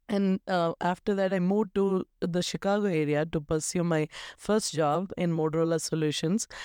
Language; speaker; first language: English; non-native, local second language; Malayalam